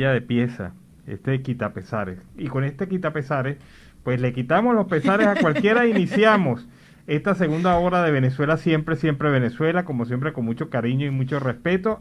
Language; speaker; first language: Spanish; native; Spanish